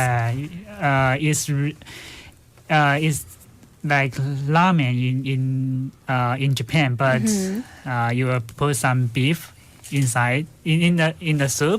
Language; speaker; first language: English; non-native, fluent; Chinese